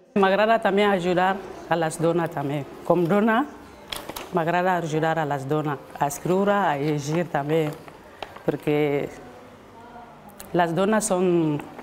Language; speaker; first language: Catalan; non-native, fluent; Bambara